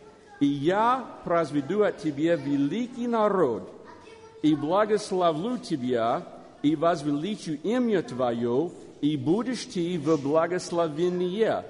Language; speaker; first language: Russian; non-native, learner; English